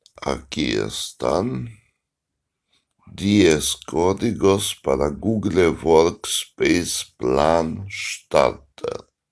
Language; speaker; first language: Spanish; non-native, learner; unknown